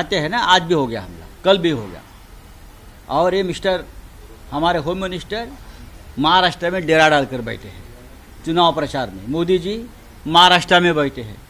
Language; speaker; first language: Hindi; non-native, local second language; Marathi